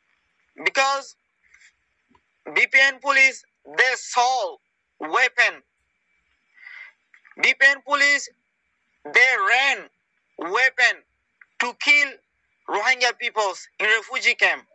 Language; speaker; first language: English; non-native, learner; Rohingya